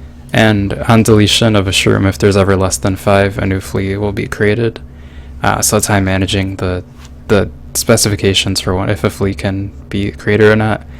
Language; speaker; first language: English; native; English